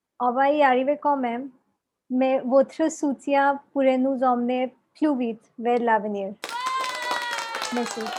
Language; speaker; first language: French; non-native, learner; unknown